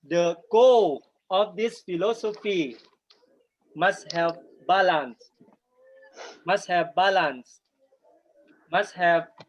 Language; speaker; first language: English; non-native, learner; Thai